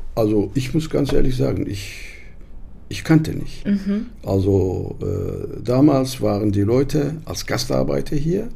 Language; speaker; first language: German; non-native, fluent; Turkish